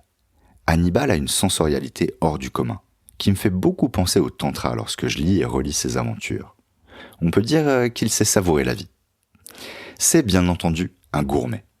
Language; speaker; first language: French; native; French